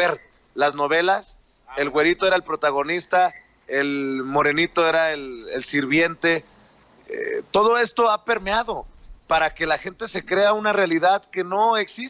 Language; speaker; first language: Spanish; native; Spanish